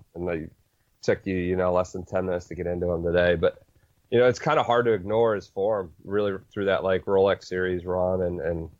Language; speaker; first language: English; native; English